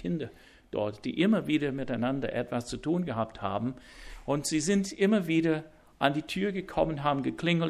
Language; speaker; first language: German; non-native, fluent; English